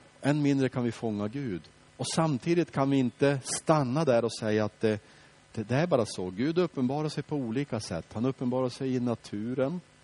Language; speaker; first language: Swedish; native; Swedish